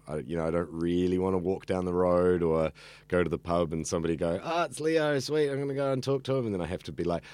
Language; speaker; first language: English; native; English